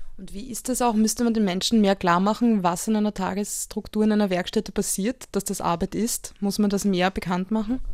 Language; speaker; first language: German; native; German